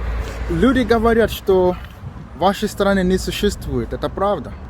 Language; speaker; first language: Russian; non-native, learner; English